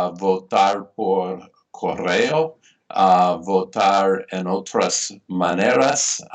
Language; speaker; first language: Spanish; non-native, fluent; English